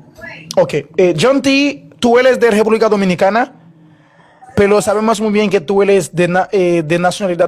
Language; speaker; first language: Spanish; non-native, learner; Haitian Creole